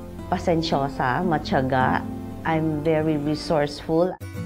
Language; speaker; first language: English; non-native, local second language; Filipino